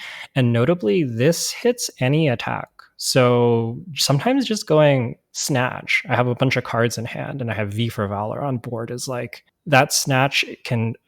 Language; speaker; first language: English; native; English